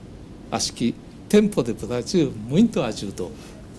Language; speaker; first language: Portuguese; non-native, learner; Japanese